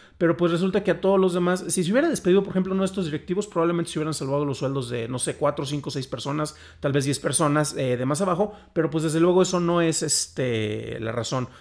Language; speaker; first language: Spanish; native; Spanish